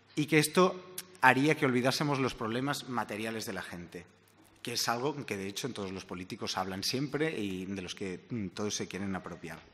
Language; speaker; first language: Spanish; native; Spanish